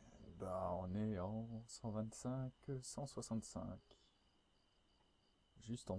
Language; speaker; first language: French; native; French